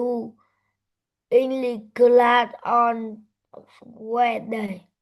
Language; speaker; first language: English; non-native, learner; Vietnamese